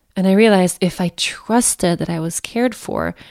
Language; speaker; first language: English; non-native, fluent; Swedish